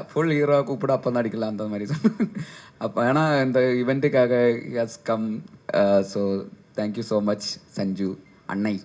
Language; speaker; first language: Tamil; non-native, local second language; Malayalam